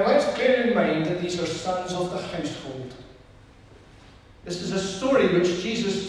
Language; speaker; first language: English; native; English